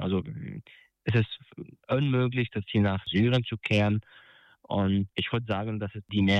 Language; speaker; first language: German; non-native, fluent; Arabic